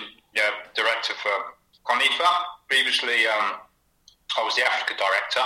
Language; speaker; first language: English; native; English